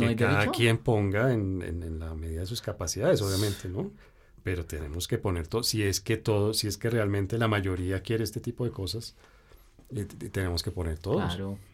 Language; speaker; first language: Spanish; native; Spanish